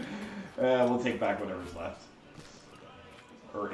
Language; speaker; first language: English; native; English